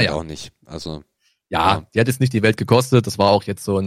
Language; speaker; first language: German; native; German